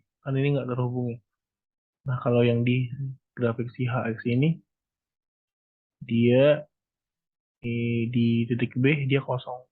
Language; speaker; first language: Indonesian; native; Indonesian